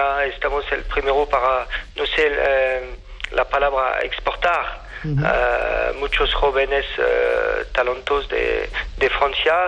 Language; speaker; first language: Spanish; non-native, fluent; French